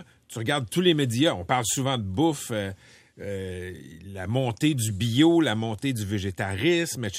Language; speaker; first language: French; native; French